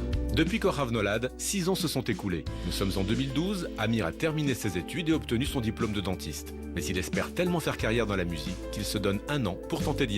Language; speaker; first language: French; native; French